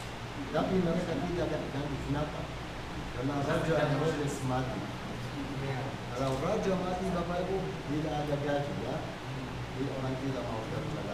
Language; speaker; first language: Indonesian; non-native, fluent; Hebrew